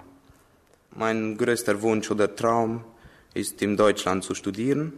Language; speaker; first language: German; non-native, fluent; Romanian